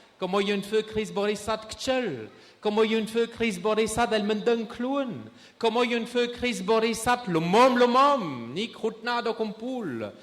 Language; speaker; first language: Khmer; non-native, fluent; French